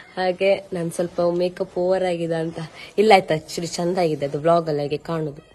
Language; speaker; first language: Kannada; non-native, local second language; Tulu